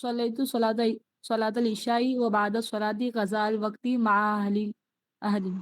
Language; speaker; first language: Arabic; non-native, learner; Urdu